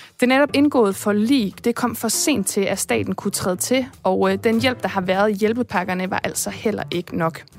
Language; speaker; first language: Danish; native; Danish